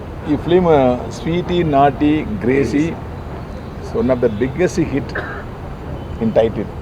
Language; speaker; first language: Telugu; non-native, learner; Tamil